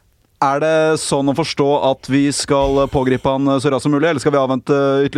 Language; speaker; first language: Norwegian; native; Norwegian